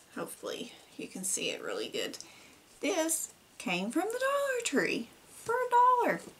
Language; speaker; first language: English; native; English